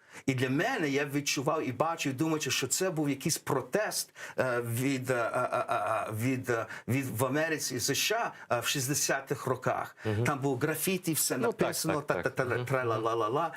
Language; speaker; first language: Ukrainian; early bilingual, heritage; English